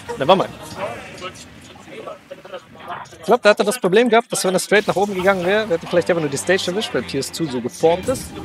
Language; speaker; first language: German; native; German